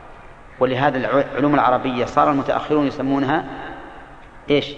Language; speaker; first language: Arabic; native; Arabic